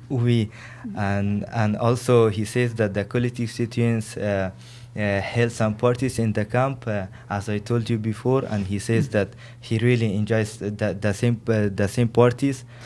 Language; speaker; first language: English; non-native, learner; Persian